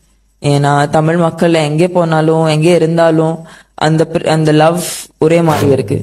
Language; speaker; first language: Tamil; non-native, fluent; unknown